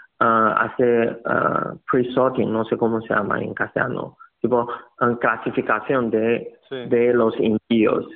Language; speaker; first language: Spanish; non-native, learner; Chinese